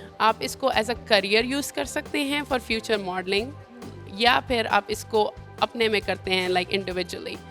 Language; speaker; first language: Urdu; native; Urdu